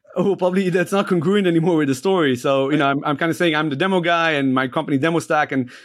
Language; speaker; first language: English; non-native, fluent; Hebrew